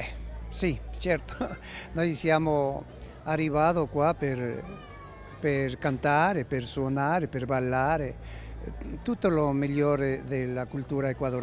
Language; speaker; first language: Italian; non-native, learner; Spanish